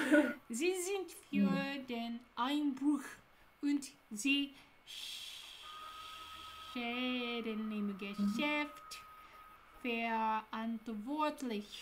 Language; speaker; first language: German; non-native, learner; Japanese